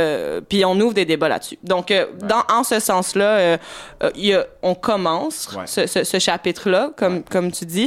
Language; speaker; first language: French; native; French